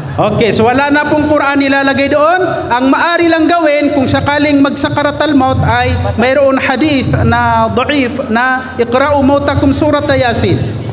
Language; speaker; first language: Filipino; non-native, local second language; Maguindanaon